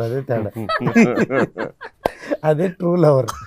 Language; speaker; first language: Telugu; native; Telugu